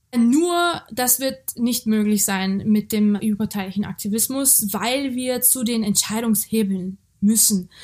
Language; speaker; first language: German; early bilingual, other home language; Georgian